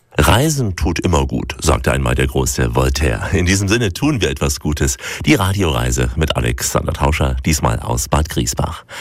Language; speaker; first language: German; native; German